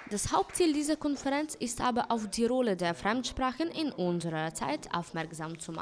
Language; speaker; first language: German; non-native, fluent; Ukrainian